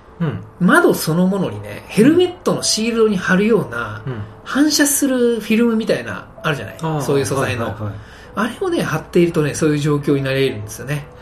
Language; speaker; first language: Japanese; native; Japanese